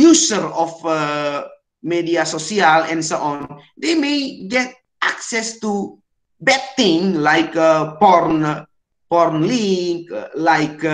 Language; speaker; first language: English; non-native, learner; Indonesian